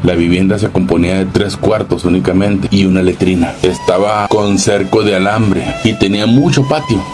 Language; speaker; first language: Spanish; native; Spanish